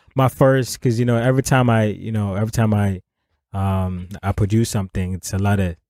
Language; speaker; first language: English; non-native, local second language; Akan